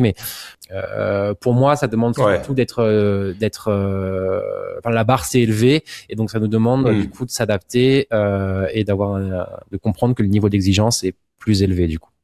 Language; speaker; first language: French; native; French